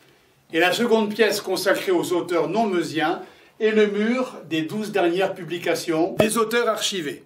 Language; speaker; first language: French; native; French